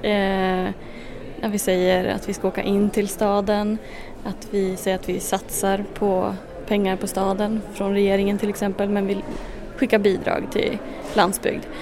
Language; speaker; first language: Swedish; native; Swedish